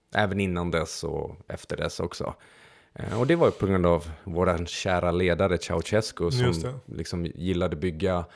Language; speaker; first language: Swedish; early bilingual, other home language; Hungarian